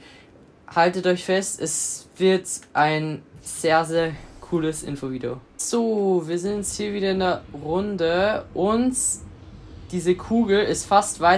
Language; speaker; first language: German; native; German